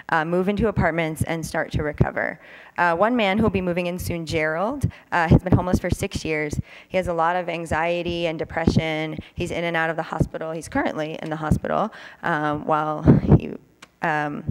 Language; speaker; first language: English; native; English